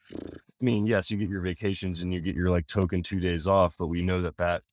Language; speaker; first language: English; native; English